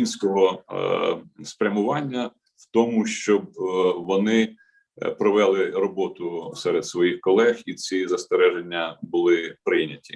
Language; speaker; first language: Ukrainian; native; Ukrainian